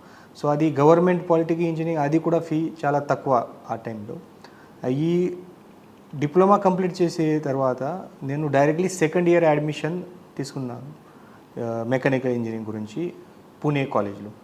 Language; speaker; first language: Telugu; non-native, local second language; Marathi